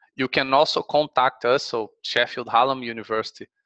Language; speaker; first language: English; non-native, fluent; Portuguese